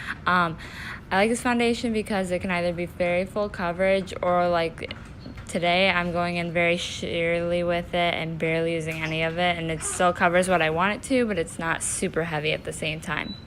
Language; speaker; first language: English; native; English